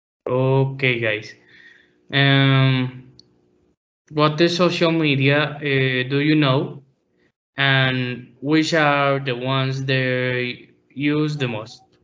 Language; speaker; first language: English; non-native, learner; Spanish